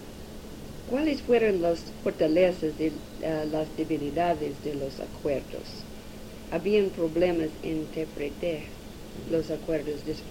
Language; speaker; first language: Spanish; non-native, learner; English